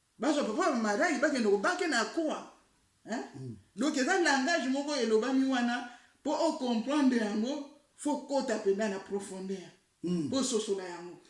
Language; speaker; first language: Lingala; non-native, local second language; Kongo